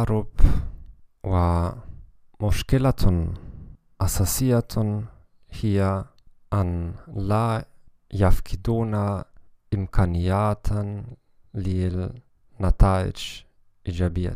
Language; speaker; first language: Arabic; non-native, learner; German